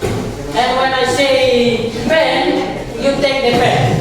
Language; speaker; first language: English; non-native, learner; Indonesian